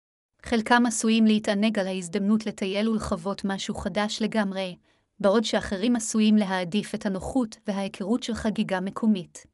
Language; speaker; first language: Hebrew; native; Hebrew